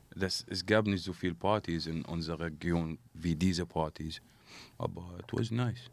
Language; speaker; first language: German; non-native, learner; Arabic